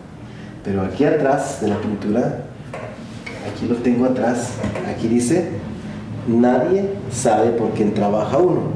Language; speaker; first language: Spanish; non-native, local second language; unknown